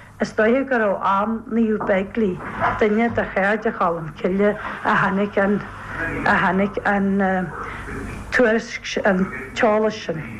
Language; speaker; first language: Irish; native; Irish